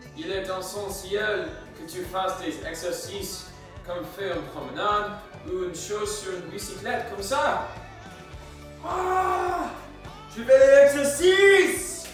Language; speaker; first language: French; non-native, learner; English